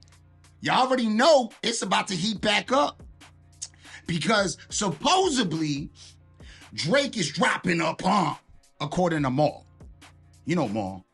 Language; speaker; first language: English; native; English